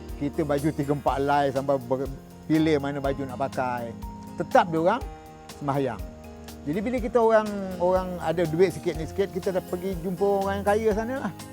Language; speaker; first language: Malay; native; Malay